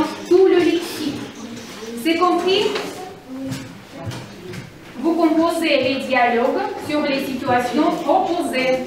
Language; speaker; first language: French; non-native, fluent; Russian